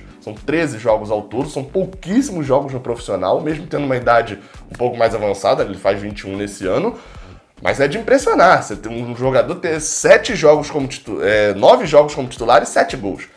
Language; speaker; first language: Portuguese; native; Portuguese